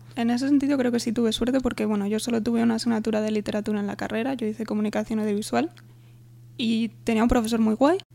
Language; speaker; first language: Spanish; native; Spanish